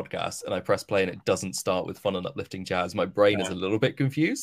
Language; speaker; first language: English; native; English